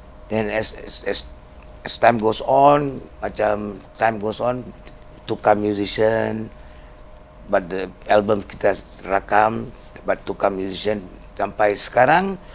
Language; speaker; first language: English; non-native, local second language; Tamil